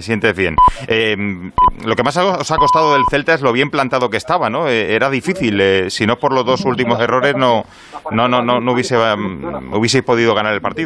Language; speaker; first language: Spanish; native; Spanish